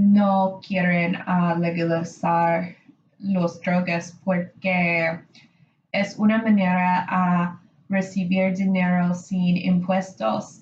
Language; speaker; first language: Spanish; non-native, learner; English